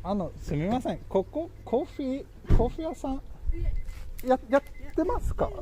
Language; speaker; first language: Japanese; non-native, fluent; Swedish